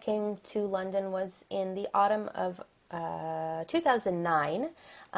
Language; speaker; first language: English; native; English